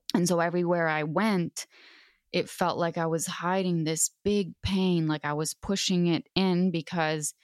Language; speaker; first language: English; non-native, fluent; Arabic